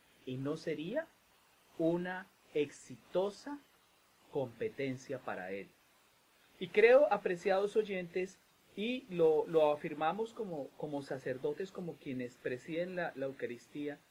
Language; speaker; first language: Spanish; native; Spanish